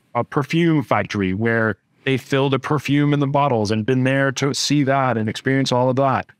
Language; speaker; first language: English; native; English